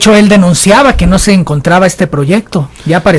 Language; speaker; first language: Spanish; native; Spanish